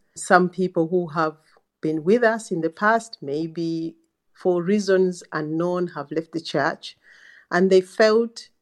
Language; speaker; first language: English; non-native, local second language; Ganda